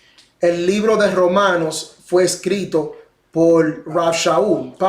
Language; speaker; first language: Spanish; non-native, fluent; English